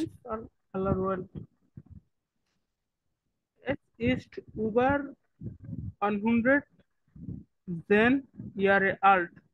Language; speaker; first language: German; non-native, learner; Bangla